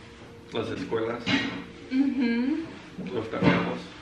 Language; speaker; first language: Spanish; early bilingual, heritage; Spanish